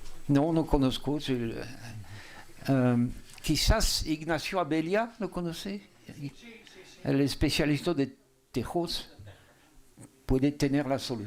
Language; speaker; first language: Spanish; non-native, fluent; French